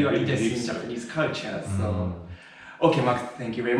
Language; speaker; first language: English; non-native, learner; Japanese